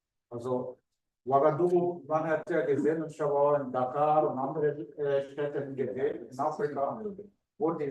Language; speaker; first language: German; non-native, fluent; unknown